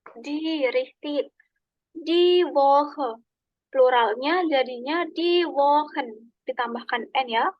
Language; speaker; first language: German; non-native, fluent; Indonesian